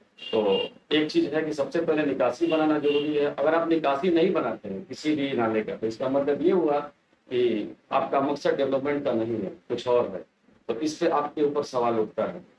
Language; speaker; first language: Hindi; native; Hindi